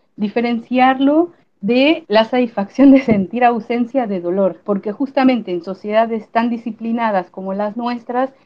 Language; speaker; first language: Spanish; native; Spanish